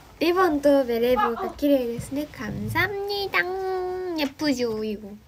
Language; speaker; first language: Korean; non-native, learner; Japanese